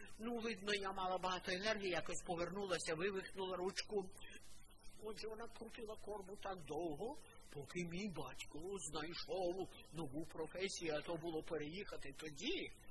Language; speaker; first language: Ukrainian; non-native, local second language; Russian